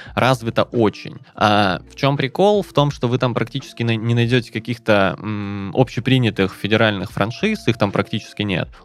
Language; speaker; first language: Russian; native; Russian